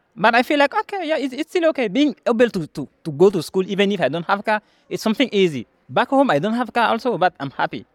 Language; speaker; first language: English; non-native, learner; French